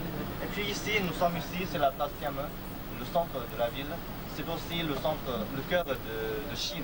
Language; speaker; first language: French; non-native, learner; Chinese